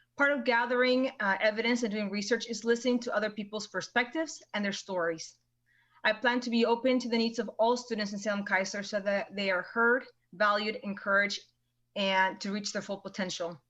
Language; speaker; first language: English; early bilingual, other home language; Spanish